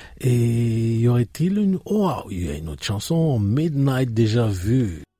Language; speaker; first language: French; native; French